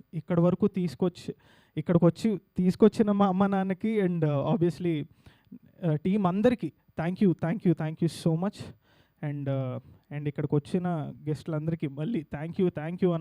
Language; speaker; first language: Telugu; native; Telugu